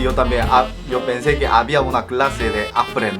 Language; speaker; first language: Spanish; non-native, fluent; Korean